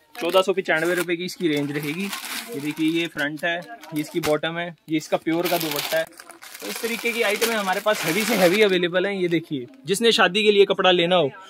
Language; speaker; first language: Hindi; native; Hindi